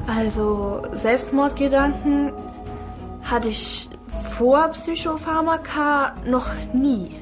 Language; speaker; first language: German; native; German